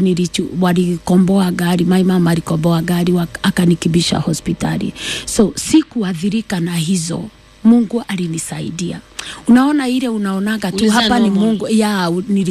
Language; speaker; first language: Swahili; non-native, local second language; Kikuyu